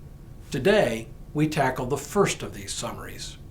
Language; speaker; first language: English; native; English